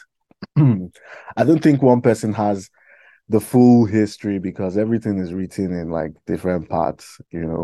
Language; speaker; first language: English; non-native, local second language; Yoruba